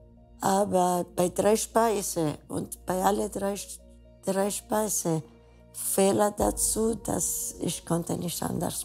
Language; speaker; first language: German; non-native, learner; Spanish